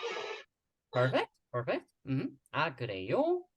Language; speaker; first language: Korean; native; Korean